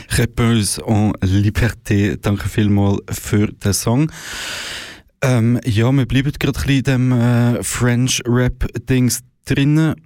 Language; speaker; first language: German; native; German